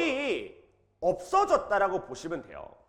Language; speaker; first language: Korean; native; Korean